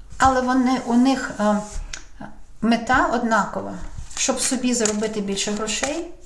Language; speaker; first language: Ukrainian; non-native, local second language; Russian